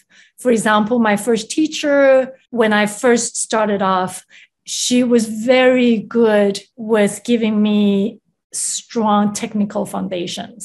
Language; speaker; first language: English; non-native, fluent; Chinese